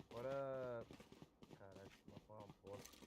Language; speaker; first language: Portuguese; native; Portuguese